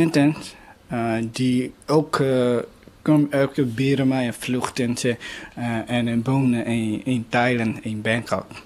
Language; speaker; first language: Dutch; non-native, learner; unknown